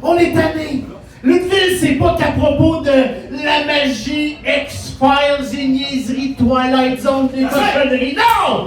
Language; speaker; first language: French; native; French